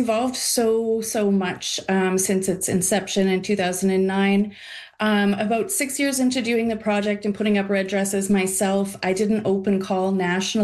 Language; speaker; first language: English; native; English